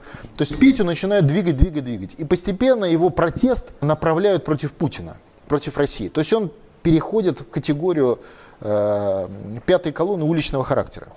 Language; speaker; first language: Russian; native; Russian